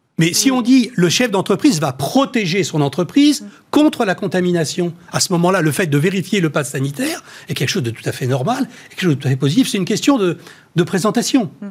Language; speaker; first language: French; native; French